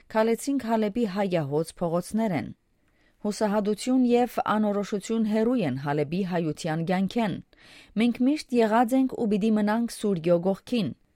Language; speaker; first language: Armenian; early bilingual, heritage; Armenian